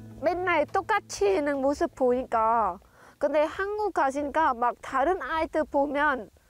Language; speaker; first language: Korean; non-native, learner; Khmer